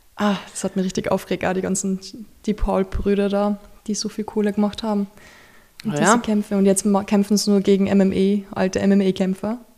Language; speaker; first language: German; native; German